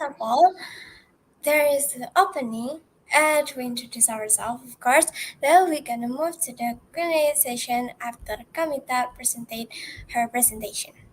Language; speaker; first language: English; non-native, learner; Indonesian